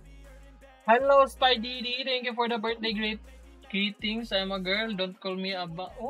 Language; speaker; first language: English; non-native, learner; Indonesian